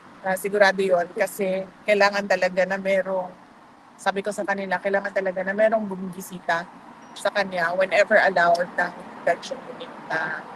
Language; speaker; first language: Filipino; non-native, local second language; Cebuano